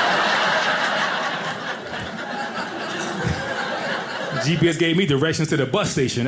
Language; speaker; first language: English; native; English